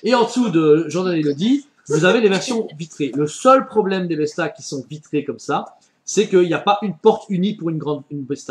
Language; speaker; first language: French; native; French